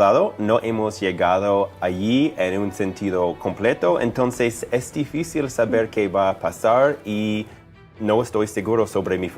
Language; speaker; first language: Spanish; non-native, fluent; English